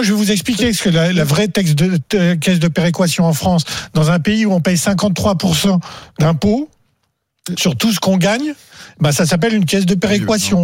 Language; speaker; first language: French; native; French